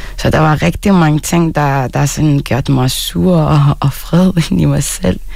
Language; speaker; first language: Danish; non-native, fluent; Arabic